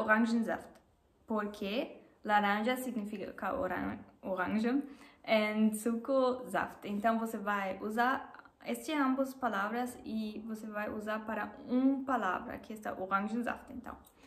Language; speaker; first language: Portuguese; non-native, learner; German